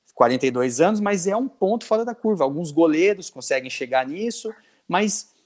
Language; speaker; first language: Portuguese; native; Portuguese